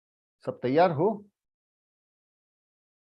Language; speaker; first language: Hindi; native; Hindi